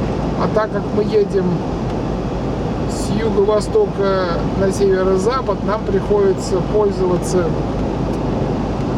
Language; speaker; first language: Russian; native; Russian